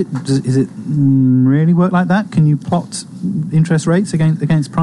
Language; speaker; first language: English; native; English